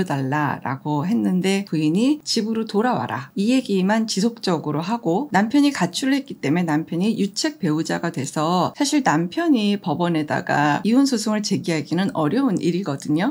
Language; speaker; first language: Korean; native; Korean